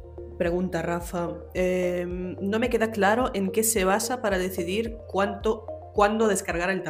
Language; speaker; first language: Spanish; native; Spanish